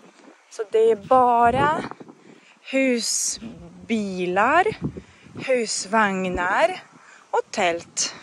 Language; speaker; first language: Swedish; non-native, fluent; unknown